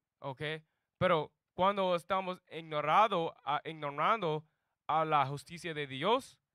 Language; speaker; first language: Spanish; non-native, learner; English